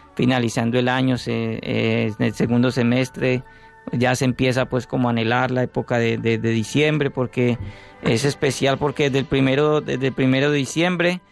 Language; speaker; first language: Spanish; native; Spanish